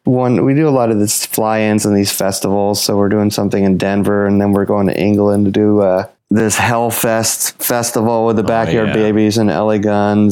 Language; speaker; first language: English; native; English